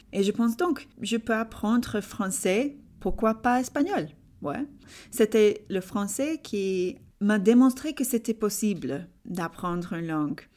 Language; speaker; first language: French; non-native, learner; English